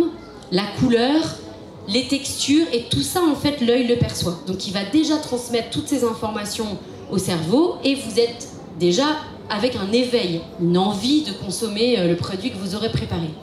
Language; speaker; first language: French; native; French